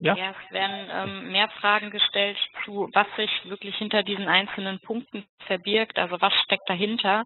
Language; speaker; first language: German; native; German